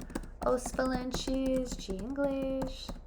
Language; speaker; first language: Portuguese; non-native, fluent; English